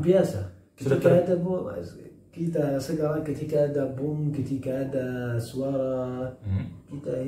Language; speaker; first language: Indonesian; non-native, learner; Arabic